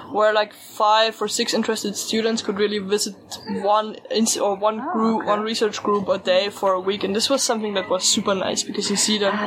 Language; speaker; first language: English; early bilingual, other home language; German